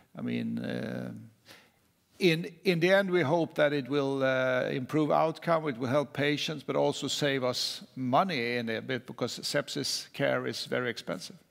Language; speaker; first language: English; non-native, fluent; Swedish